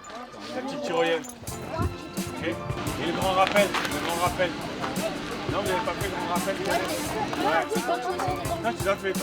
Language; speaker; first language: French; native; French